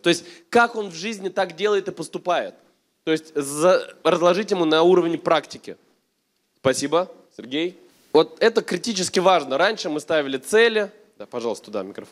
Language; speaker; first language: Russian; native; Russian